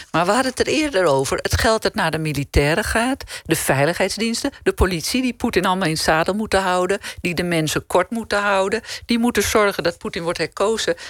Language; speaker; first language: Dutch; native; Dutch